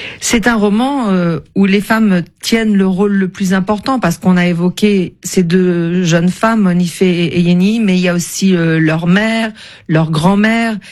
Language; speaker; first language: French; native; French